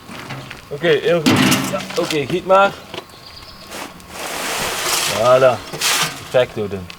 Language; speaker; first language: Dutch; native; Dutch